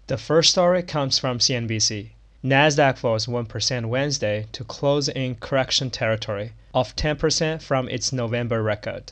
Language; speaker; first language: English; non-native, fluent; Chinese